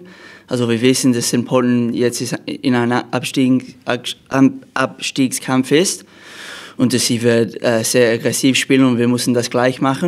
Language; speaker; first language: German; non-native, fluent; English